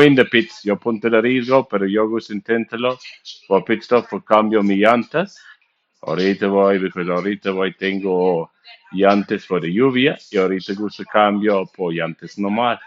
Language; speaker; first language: Spanish; non-native, learner; English